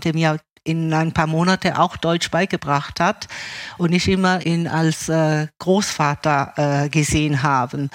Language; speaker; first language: German; early bilingual, other home language; Italian